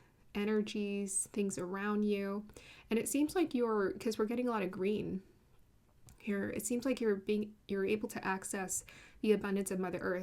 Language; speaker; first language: English; native; English